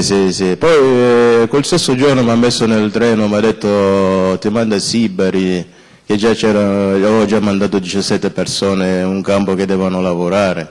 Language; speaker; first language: Italian; non-native, fluent; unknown